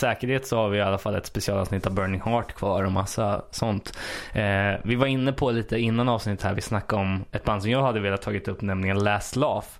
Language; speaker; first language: Swedish; native; Swedish